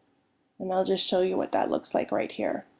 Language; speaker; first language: English; native; English